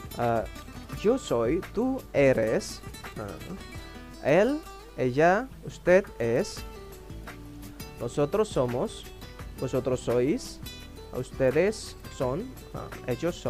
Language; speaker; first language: Spanish; non-native, fluent; Indonesian